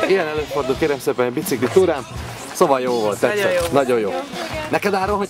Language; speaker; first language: Hungarian; native; Hungarian